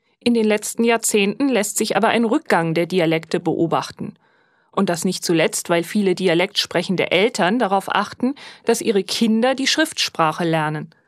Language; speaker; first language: German; native; German